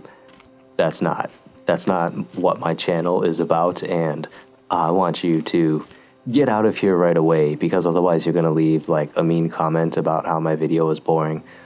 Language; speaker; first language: English; native; English